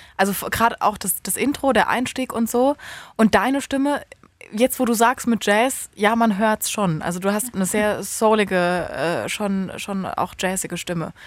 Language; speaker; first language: German; native; German